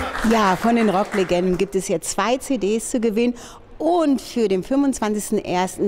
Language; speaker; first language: German; native; German